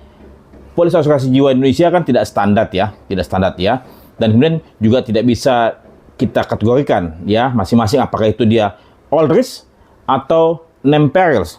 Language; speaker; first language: Indonesian; native; Indonesian